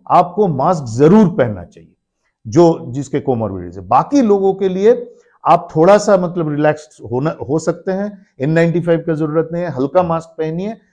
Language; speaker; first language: Hindi; non-native, local second language; Bangla